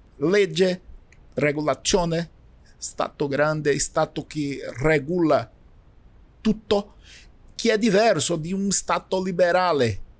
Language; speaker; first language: Italian; non-native, learner; Portuguese